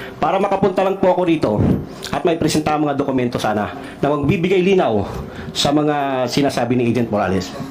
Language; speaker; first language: Filipino; non-native, local second language; Cebuano